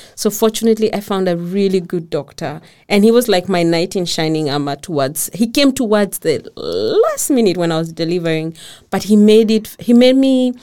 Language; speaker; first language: English; non-native, local second language; Kikuyu